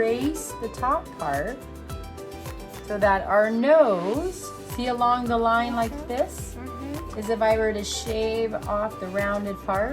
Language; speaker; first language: English; native; English